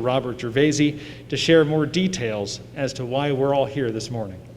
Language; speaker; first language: English; native; English